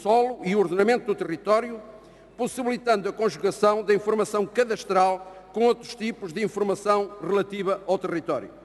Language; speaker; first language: Portuguese; native; Portuguese